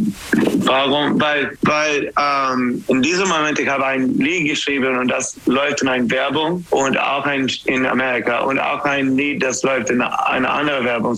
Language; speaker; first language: German; non-native, learner; English